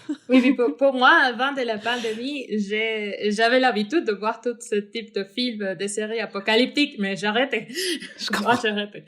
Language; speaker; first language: French; non-native, fluent; Spanish